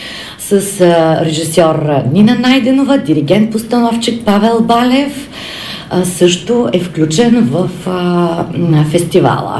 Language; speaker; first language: Bulgarian; native; Bulgarian